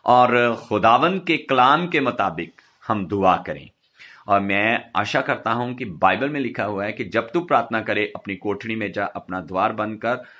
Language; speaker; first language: Hindi; non-native, local second language; Punjabi